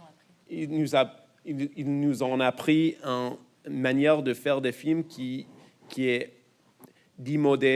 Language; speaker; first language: French; non-native, learner; English